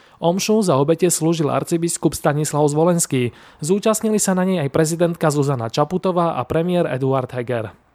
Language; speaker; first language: Slovak; native; Slovak